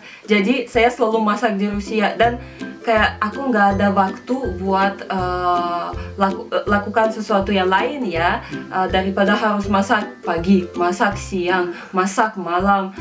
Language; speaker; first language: Indonesian; non-native, fluent; Russian